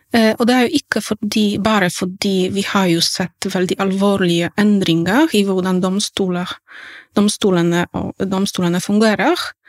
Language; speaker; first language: Norwegian; non-native, fluent; Polish